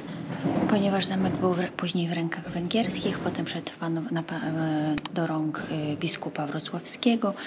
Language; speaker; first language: Polish; native; Polish